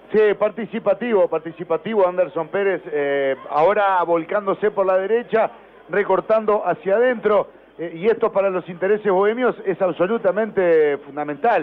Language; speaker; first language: Spanish; native; Spanish